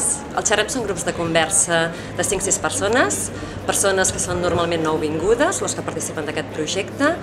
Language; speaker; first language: Catalan; native; Catalan